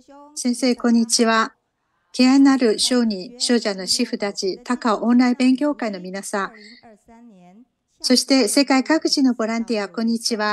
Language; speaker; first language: Japanese; non-native, fluent; Chinese